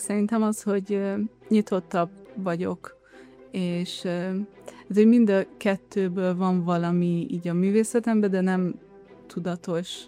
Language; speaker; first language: Hungarian; early bilingual, heritage; Hungarian